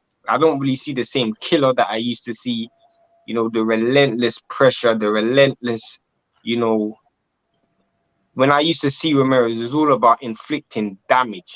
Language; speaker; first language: English; native; English